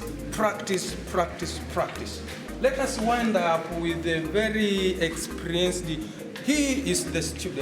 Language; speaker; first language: English; non-native, local second language; Swahili